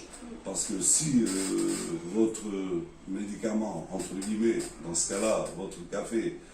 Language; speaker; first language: French; non-native, learner; Portuguese